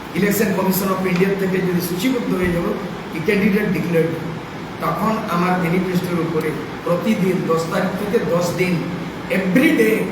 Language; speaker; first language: Bangla; non-native, local second language; Santali